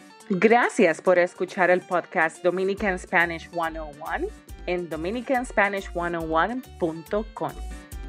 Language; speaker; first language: Spanish; native; Spanish